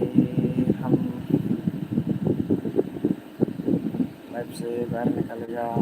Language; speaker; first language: Hindi; non-native, local second language; Bodo